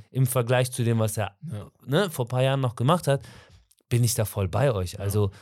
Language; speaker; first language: German; native; German